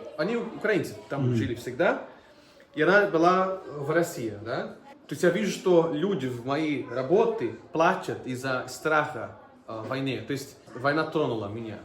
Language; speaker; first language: Russian; non-native, fluent; Portuguese